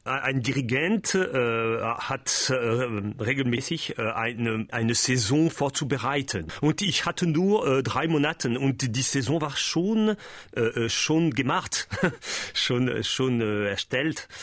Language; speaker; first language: German; non-native, learner; French